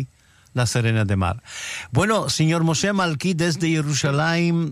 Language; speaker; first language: Spanish; early bilingual, heritage; Ladino